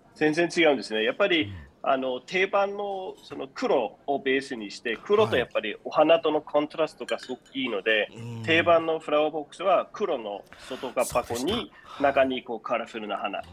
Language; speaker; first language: Japanese; non-native, fluent; Danish